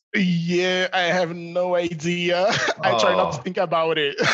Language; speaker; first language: English; non-native, fluent; Portuguese